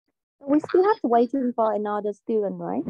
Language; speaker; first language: English; non-native, learner; Vietnamese